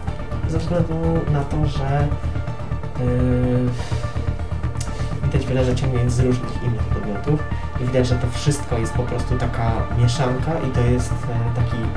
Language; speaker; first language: Polish; native; Polish